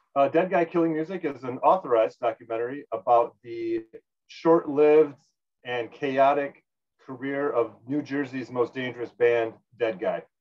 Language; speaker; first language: English; native; English